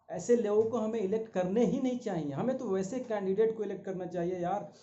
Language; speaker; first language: Hindi; native; Hindi